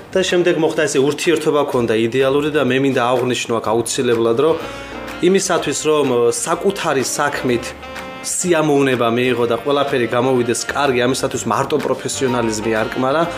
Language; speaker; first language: Georgian; native; Georgian